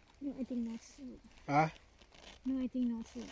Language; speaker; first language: English; non-native, learner; Thai